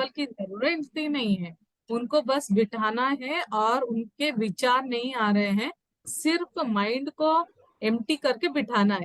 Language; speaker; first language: Hindi; native; Hindi